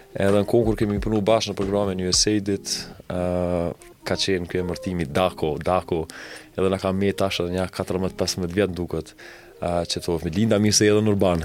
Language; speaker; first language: Albanian; native; Albanian